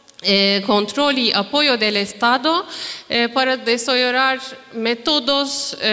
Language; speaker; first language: Spanish; non-native, fluent; Turkish